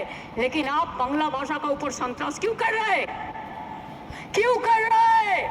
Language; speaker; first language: Hindi; non-native, local second language; Bangla